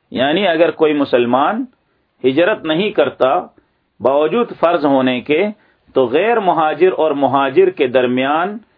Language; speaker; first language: Urdu; native; Urdu